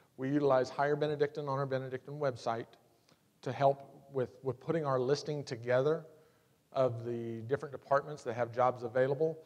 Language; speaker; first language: English; native; English